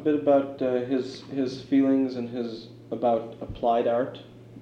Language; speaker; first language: English; native; English